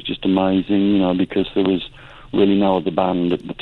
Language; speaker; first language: English; native; English